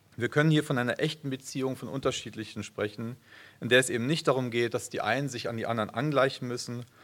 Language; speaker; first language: German; native; German